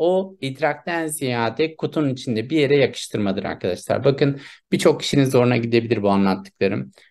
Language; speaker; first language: Turkish; native; Turkish